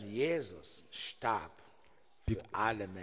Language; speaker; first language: German; non-native, learner; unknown